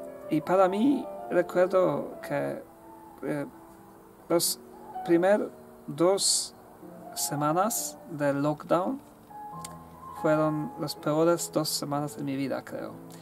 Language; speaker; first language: Spanish; non-native, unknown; Polish